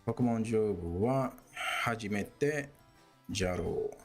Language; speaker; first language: Japanese; non-native, learner; English